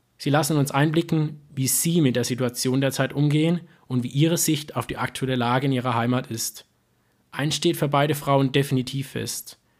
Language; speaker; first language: German; native; German